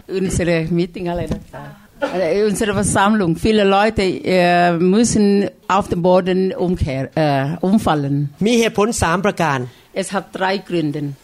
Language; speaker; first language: German; non-native, learner; Thai